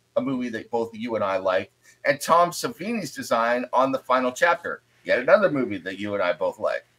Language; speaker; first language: English; native; English